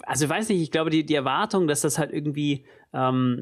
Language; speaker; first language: German; native; German